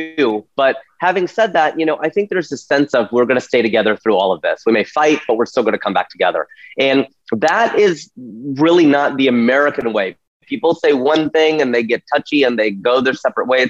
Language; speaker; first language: English; native; English